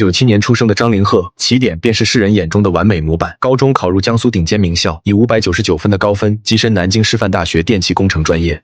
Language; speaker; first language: Chinese; native; Chinese